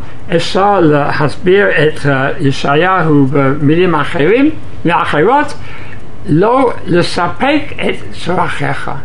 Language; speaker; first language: Hebrew; non-native, fluent; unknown